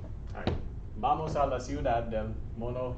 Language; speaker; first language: Spanish; non-native, learner; English